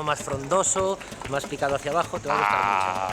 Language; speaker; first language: Spanish; native; Spanish